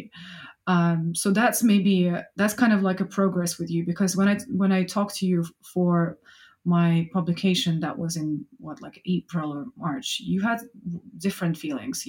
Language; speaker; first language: English; non-native, fluent; Russian